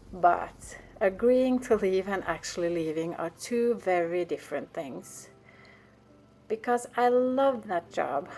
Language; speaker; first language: English; non-native, fluent; Norwegian